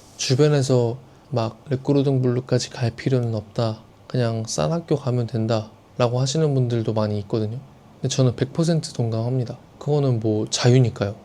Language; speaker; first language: Korean; native; Korean